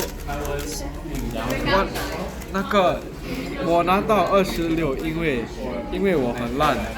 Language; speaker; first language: Chinese; non-native, learner; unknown